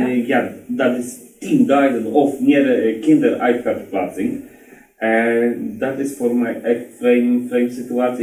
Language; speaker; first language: Dutch; non-native, learner; Polish